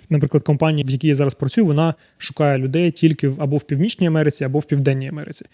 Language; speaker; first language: Ukrainian; native; Ukrainian